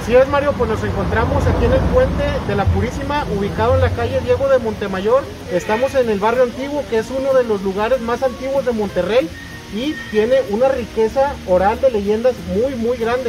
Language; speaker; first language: Spanish; native; Spanish